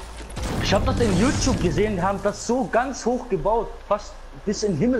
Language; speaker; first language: German; non-native, learner; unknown